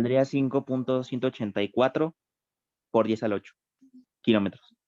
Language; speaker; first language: Spanish; native; Spanish